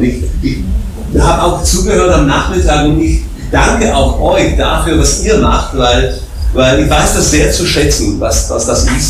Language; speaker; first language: German; non-native, fluent; Slovak